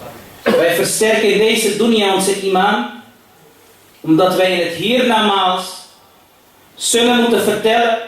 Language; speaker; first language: Dutch; early bilingual, other home language; Urdu